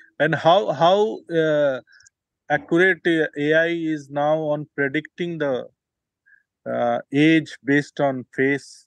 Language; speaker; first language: English; non-native, local second language; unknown